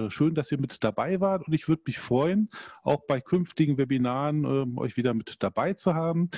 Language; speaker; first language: German; native; German